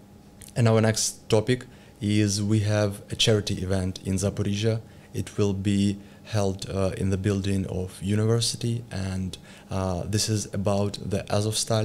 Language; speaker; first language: English; non-native, learner; Ukrainian